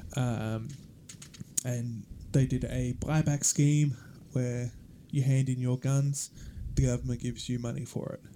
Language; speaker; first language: English; native; English